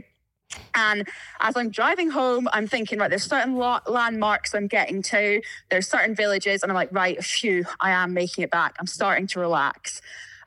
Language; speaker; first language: English; native; English